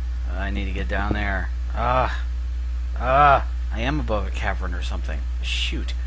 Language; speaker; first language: English; native; English